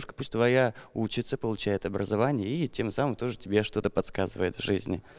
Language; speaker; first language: Russian; native; Russian